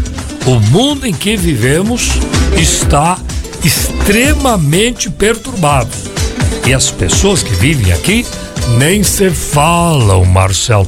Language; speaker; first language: Portuguese; native; Portuguese